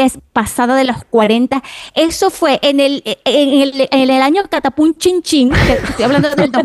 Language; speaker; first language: Spanish; native; Spanish